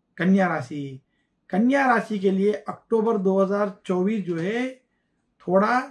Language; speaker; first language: Hindi; non-native, local second language; Telugu